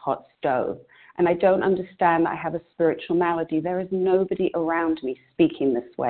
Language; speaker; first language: English; native; English